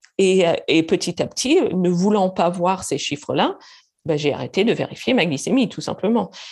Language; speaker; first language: French; non-native, fluent; English